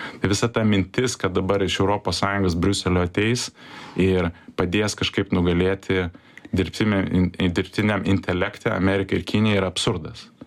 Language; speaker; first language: Lithuanian; early bilingual, heritage; Lithuanian